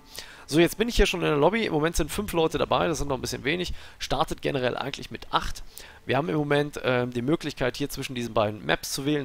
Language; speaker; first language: German; native; German